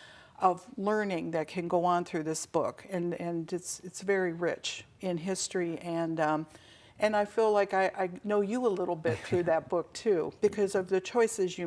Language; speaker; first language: English; native; English